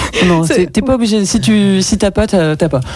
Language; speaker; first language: French; native; French